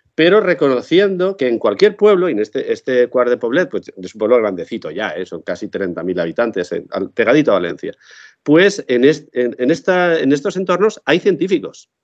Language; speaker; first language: Spanish; native; Spanish